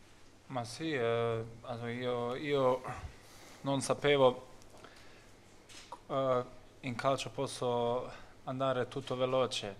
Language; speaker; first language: Italian; non-native, learner; Bosnian